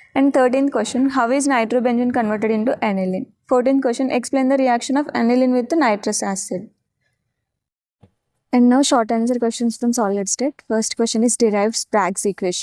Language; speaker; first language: English; non-native, local second language; Telugu